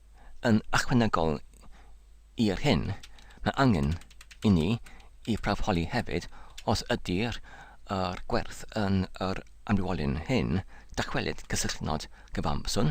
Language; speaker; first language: Welsh; non-native, learner; English